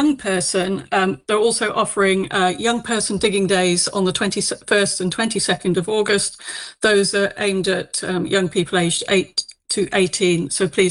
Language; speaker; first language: English; native; English